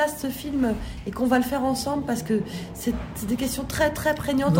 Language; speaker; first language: French; native; French